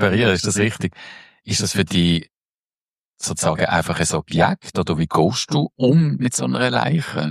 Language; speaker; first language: German; native; German